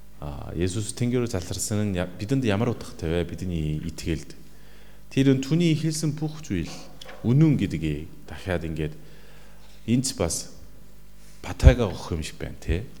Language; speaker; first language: Mongolian; non-native, fluent; Korean